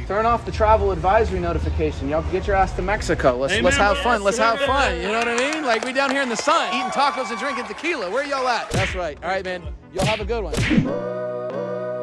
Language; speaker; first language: English; native; English